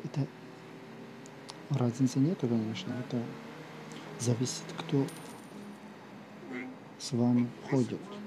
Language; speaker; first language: Russian; non-native, local second language; Uzbek